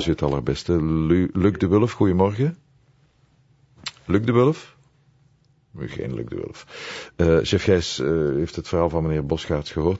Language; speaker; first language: Dutch; native; Dutch